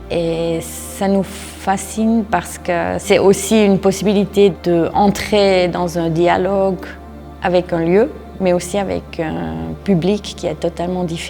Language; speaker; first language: French; non-native, local second language; German